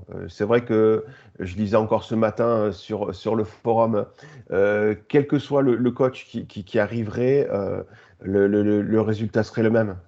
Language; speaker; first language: French; native; French